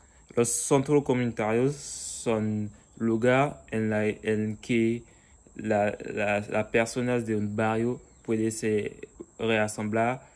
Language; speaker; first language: Spanish; non-native, learner; French